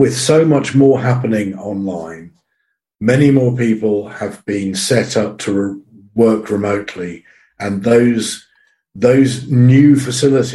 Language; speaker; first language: English; native; English